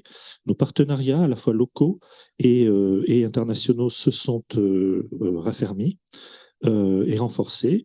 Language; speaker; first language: French; native; French